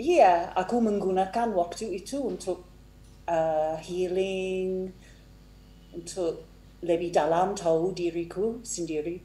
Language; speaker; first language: Indonesian; non-native, fluent; English